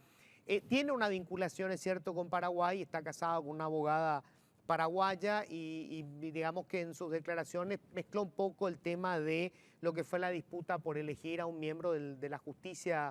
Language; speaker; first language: Spanish; native; Spanish